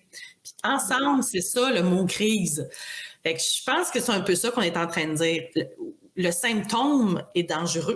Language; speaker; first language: French; native; French